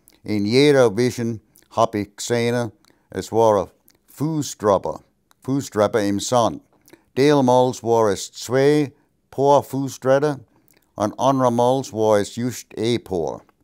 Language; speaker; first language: German; early bilingual, heritage; German